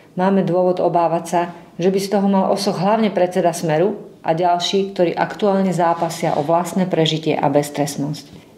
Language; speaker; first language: Slovak; native; Slovak